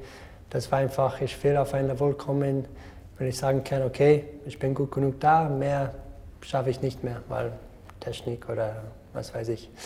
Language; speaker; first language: German; non-native, fluent; English